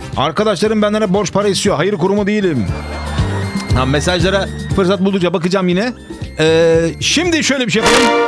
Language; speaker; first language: Turkish; early bilingual, heritage; Turkish